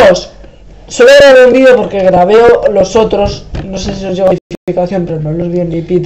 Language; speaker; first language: Spanish; native; Spanish